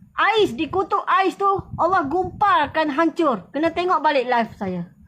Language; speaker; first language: Malay; native; Malay